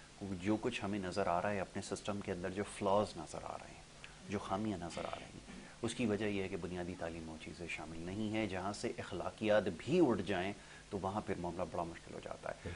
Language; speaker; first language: Urdu; native; Urdu